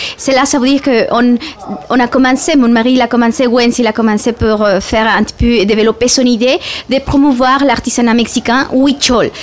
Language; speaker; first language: French; non-native, fluent; Spanish